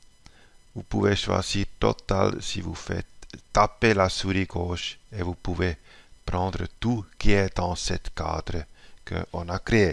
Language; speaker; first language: French; non-native, local second language; German